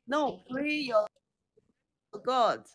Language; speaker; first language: English; non-native, learner; Chinese